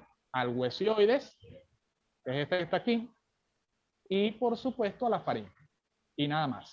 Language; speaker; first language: Spanish; native; Spanish